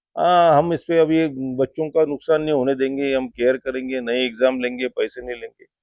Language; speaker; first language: Hindi; non-native, local second language; Marathi